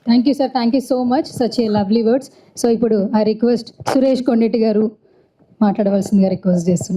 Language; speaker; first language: Telugu; native; Telugu